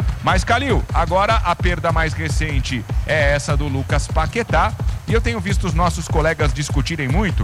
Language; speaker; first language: Portuguese; native; Portuguese